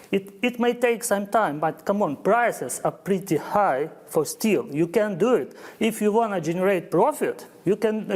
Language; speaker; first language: English; non-native, fluent; Ukrainian